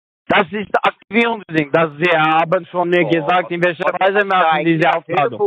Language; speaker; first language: German; non-native, learner; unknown